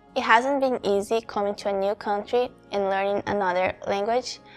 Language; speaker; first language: English; non-native, fluent; Portuguese